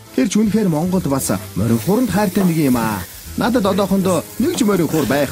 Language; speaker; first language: Mongolian; native; Mongolian